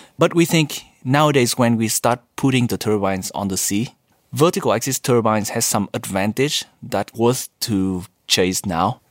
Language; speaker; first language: English; non-native, fluent; Vietnamese